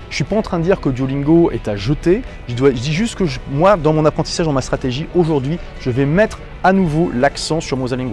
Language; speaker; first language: French; native; French